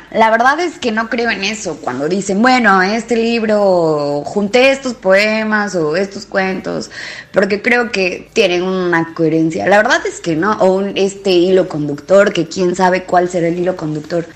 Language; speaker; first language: Spanish; native; Spanish